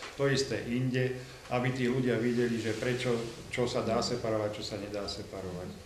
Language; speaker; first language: Slovak; native; Slovak